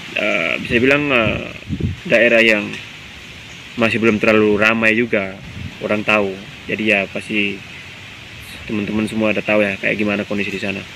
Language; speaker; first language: Indonesian; non-native, local second language; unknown